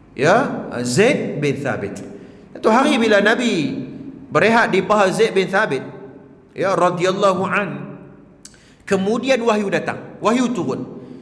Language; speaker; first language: Malay; native; Malay